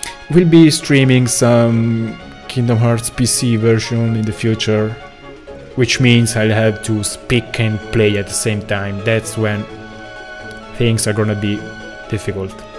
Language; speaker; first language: English; non-native, fluent; Italian